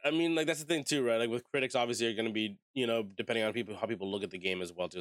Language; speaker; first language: English; native; English